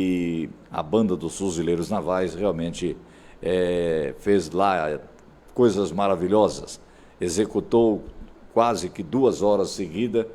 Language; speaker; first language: Portuguese; native; Portuguese